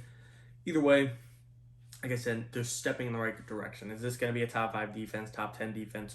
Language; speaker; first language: English; native; English